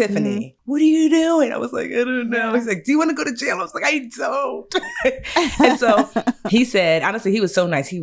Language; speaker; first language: English; native; English